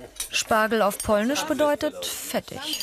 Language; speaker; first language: German; native; German